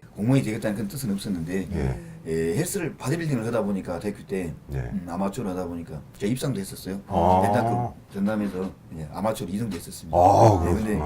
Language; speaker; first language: Korean; native; Korean